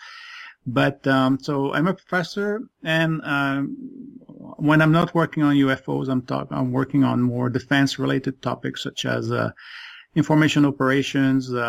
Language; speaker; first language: English; non-native, fluent; French